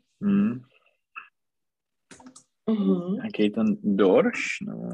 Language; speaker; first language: German; non-native, learner; Czech